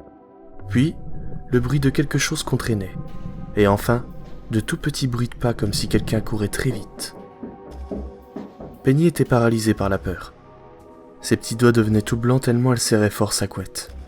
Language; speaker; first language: French; native; French